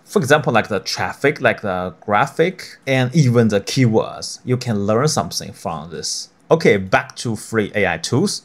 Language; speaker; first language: English; non-native, fluent; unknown